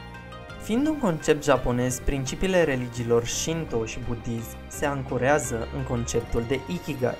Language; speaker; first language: Romanian; native; Romanian